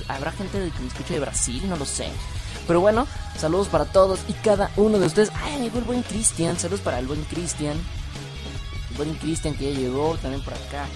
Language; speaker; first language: Spanish; native; Spanish